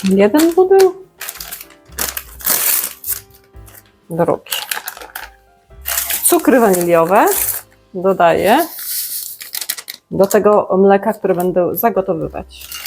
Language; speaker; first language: Polish; native; Polish